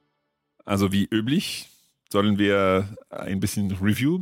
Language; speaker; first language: German; non-native, learner; English